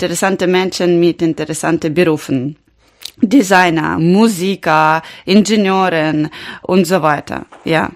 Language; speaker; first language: German; non-native, learner; Ukrainian